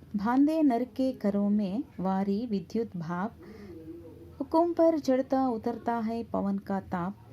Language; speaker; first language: Hindi; non-native, local second language; Kannada